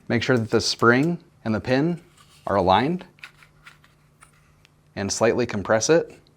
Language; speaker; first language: English; native; English